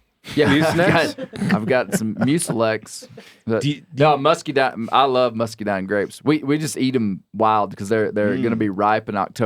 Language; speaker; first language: English; native; English